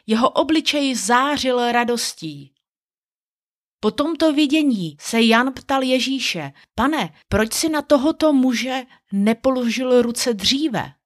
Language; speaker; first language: Czech; native; Czech